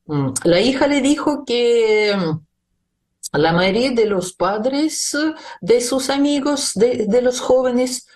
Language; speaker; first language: Spanish; non-native, fluent; Russian